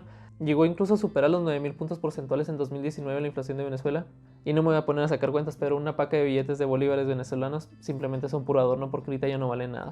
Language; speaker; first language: Spanish; native; Spanish